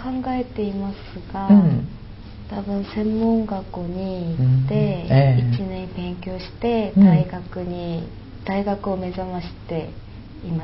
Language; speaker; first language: Japanese; non-native, fluent; Korean